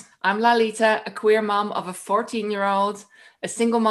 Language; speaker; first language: English; non-native, fluent; Dutch